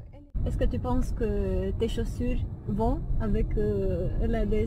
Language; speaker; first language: French; non-native, fluent; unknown